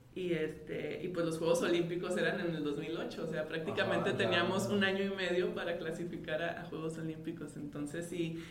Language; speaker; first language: Spanish; native; Spanish